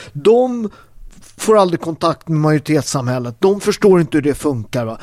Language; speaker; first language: Swedish; early bilingual, other home language; Italian